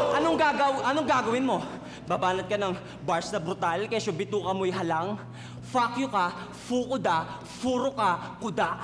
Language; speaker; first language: Filipino; native; Filipino